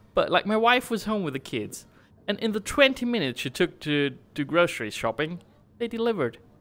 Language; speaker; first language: English; non-native, fluent; German